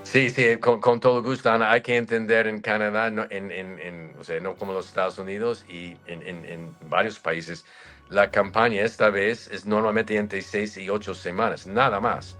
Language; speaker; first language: Spanish; non-native, fluent; English